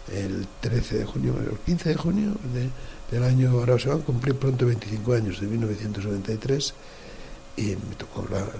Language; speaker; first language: Spanish; native; Spanish